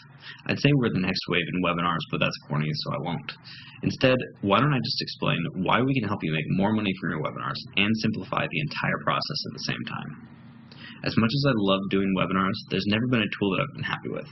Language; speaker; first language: English; native; English